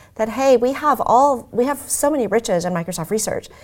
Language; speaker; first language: English; native; English